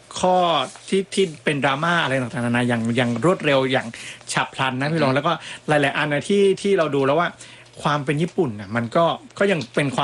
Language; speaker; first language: Thai; native; Thai